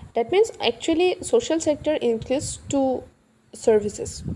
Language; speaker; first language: English; non-native, local second language; Assamese